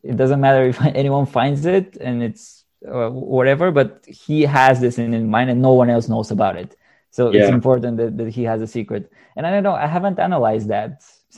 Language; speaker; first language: English; non-native, fluent; Bulgarian